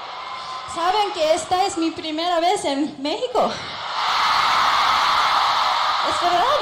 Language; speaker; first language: Spanish; non-native, learner; English